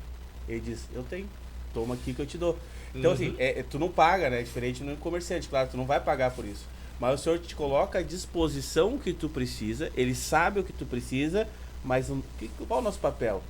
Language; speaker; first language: Portuguese; native; Portuguese